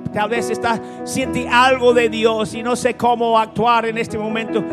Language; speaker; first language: Spanish; non-native, fluent; English